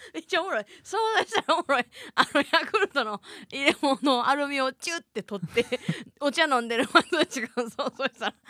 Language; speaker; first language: Japanese; native; Japanese